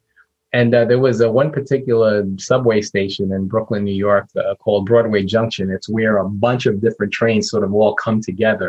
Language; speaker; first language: English; native; English